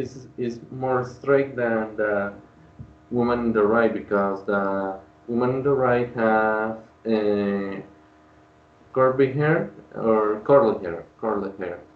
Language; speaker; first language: English; non-native, learner; Spanish